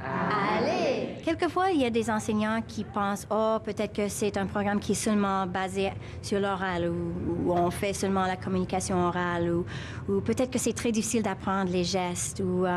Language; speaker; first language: French; non-native, fluent; English